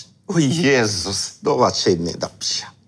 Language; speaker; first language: Polish; non-native, learner; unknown